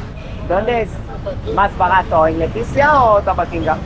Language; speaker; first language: Spanish; non-native, learner; English